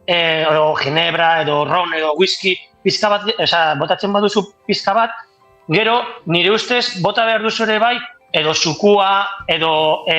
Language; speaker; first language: Basque; non-native, local second language; Spanish